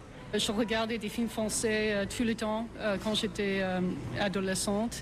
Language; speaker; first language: French; non-native, fluent; English